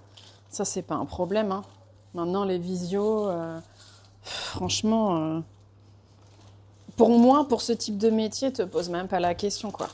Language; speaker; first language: French; native; French